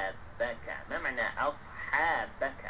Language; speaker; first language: Arabic; non-native, fluent; Malay